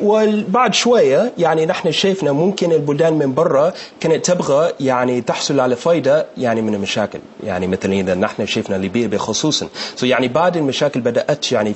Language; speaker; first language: Arabic; non-native, learner; English